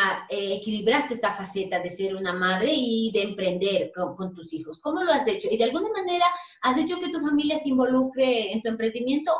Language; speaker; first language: Spanish; native; Spanish